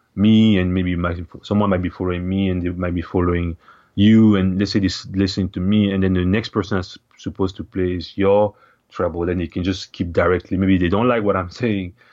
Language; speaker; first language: English; non-native, local second language; French